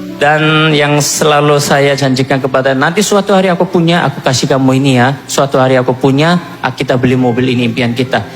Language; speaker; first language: Indonesian; non-native, fluent; Korean